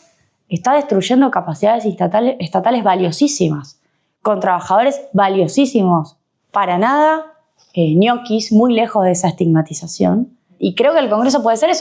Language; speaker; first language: Spanish; native; Spanish